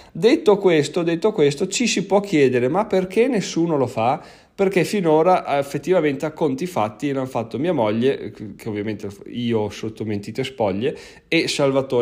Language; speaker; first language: Italian; native; Italian